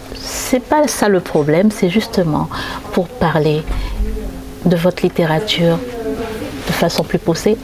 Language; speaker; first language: French; non-native, local second language; Haitian Creole